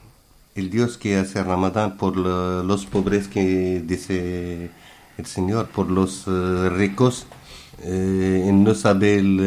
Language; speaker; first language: Spanish; non-native, learner; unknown